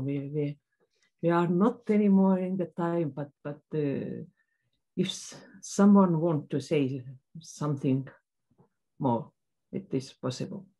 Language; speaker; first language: English; non-native, learner; Estonian